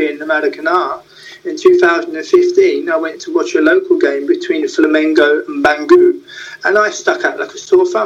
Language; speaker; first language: English; native; English